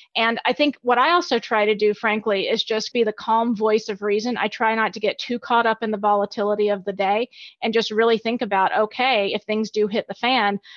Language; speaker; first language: English; native; English